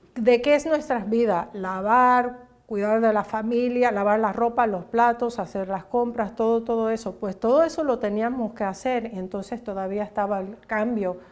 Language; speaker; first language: Spanish; early bilingual, heritage; Spanish